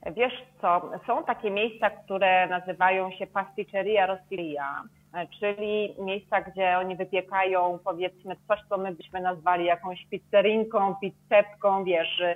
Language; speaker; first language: Polish; native; Polish